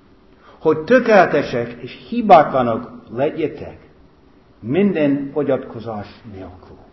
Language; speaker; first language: Hungarian; non-native, fluent; English